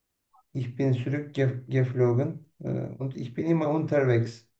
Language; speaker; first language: German; non-native, learner; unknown